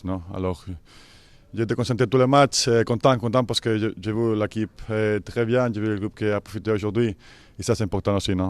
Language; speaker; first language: French; non-native, fluent; Spanish